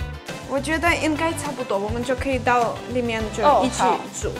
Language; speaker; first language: Chinese; non-native, learner; Ukrainian